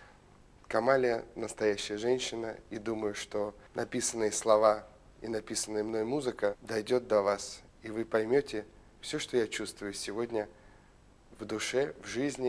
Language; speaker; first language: Russian; native; Russian